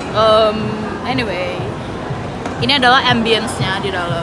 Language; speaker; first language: Indonesian; native; Indonesian